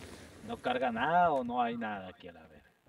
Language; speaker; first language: Spanish; native; Spanish